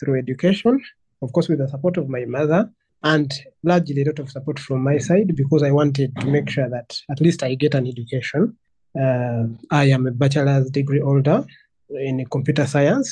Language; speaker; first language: English; non-native, local second language; Ganda